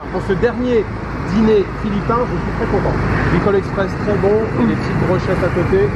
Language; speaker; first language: French; native; French